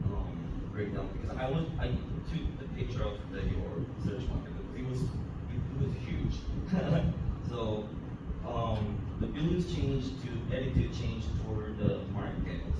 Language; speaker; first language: English; non-native, fluent; Korean